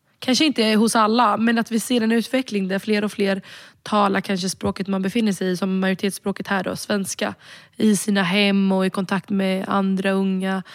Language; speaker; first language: Swedish; early bilingual, other home language; Romany